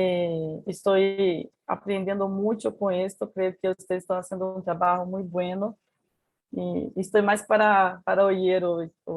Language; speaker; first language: Portuguese; native; Portuguese